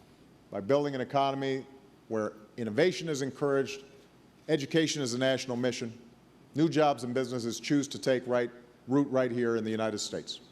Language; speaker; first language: English; native; English